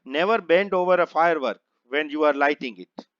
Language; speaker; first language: English; non-native, local second language; Gujarati